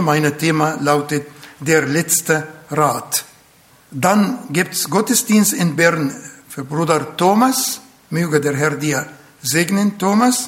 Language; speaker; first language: German; non-native, fluent; Arabic